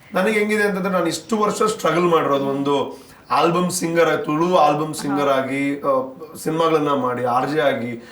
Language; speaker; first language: Kannada; non-native, local second language; Tulu